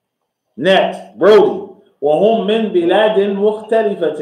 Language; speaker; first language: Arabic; non-native, fluent; English